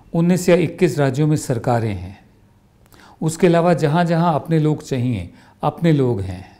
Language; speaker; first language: Hindi; native; Hindi